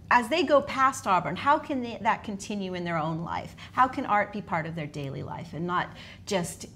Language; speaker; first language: English; native; English